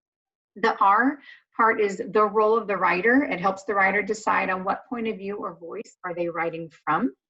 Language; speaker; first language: English; native; English